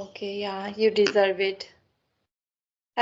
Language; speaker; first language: English; non-native, learner; Assamese